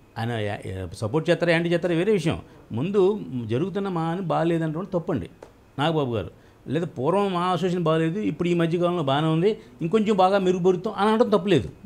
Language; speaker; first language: Telugu; native; Telugu